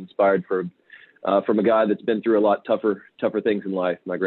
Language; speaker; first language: English; native; English